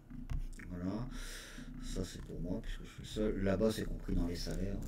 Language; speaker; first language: French; native; French